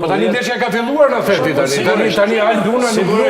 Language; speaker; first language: Albanian; native; Albanian